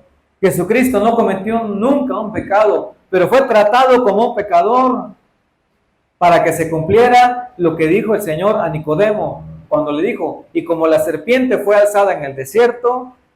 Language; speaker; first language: Spanish; native; Spanish